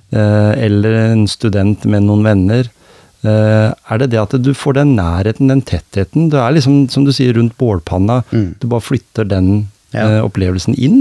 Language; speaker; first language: Norwegian; native; Norwegian